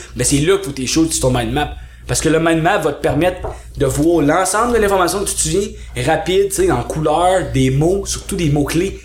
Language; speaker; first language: French; native; French